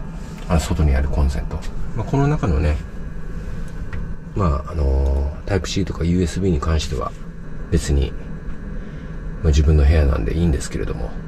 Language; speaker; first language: Japanese; native; Japanese